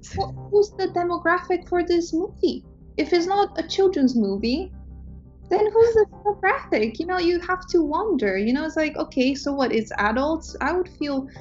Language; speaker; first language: English; non-native, fluent; Romanian